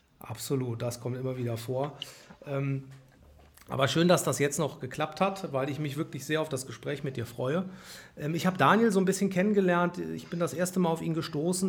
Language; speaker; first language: German; native; German